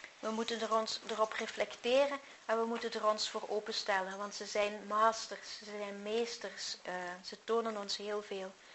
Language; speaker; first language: Dutch; native; Dutch